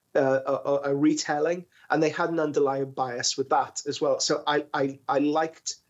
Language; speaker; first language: English; native; English